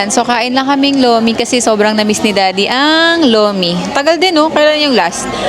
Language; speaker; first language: Filipino; non-native, local second language; Waray